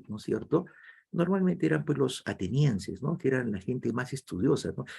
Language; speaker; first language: Spanish; native; Spanish